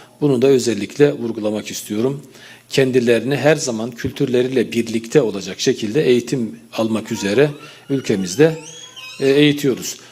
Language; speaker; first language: Turkish; native; Turkish